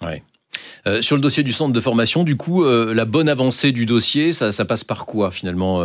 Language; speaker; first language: French; native; French